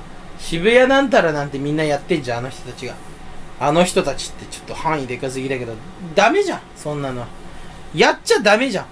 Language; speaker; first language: Japanese; native; Japanese